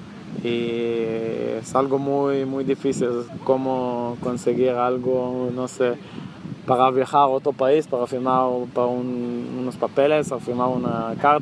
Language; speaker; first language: Spanish; non-native, learner; Hebrew